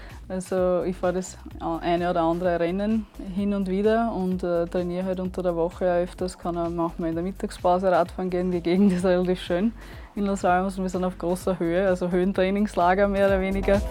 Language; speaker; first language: German; native; German